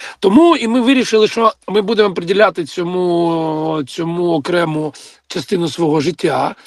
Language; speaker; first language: Ukrainian; non-native, local second language; Russian